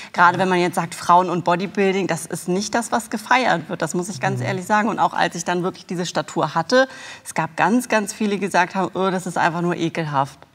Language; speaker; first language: German; native; German